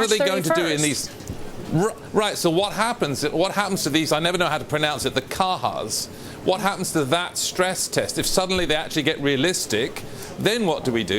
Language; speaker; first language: English; native; English